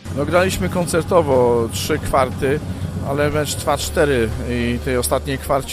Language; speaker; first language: Polish; native; Polish